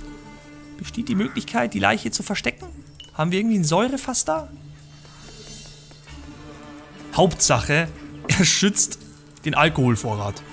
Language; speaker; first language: German; native; German